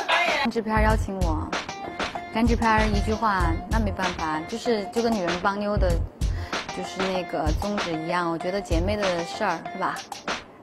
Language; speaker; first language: Chinese; native; Chinese